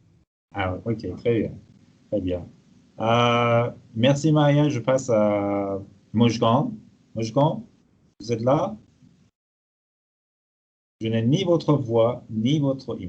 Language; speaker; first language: French; non-native, fluent; Persian